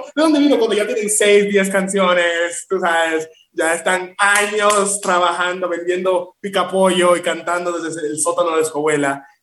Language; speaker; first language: Spanish; early bilingual, heritage; Spanish